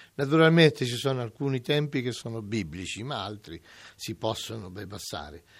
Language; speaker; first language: Italian; native; Italian